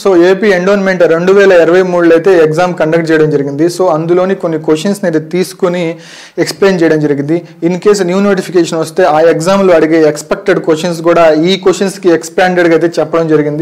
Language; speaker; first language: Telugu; native; Telugu